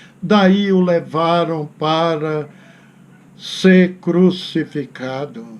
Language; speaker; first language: Portuguese; native; Portuguese